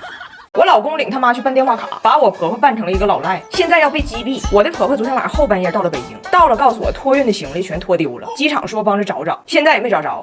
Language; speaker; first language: Chinese; native; Chinese